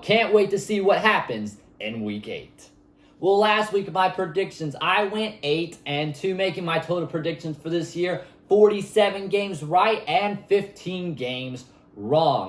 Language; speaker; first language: English; native; English